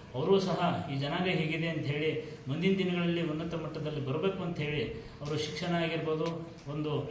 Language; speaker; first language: Kannada; non-native, local second language; Lambadi